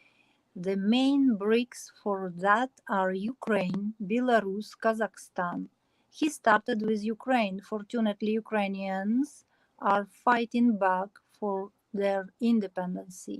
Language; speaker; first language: English; non-native, learner; Ukrainian